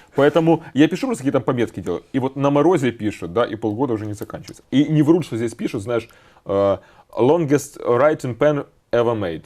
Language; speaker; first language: Russian; native; Russian